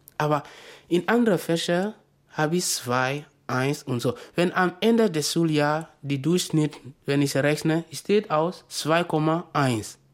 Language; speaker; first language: German; non-native, learner; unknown